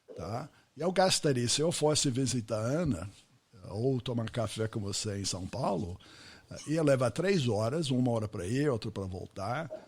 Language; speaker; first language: Portuguese; non-native, fluent; English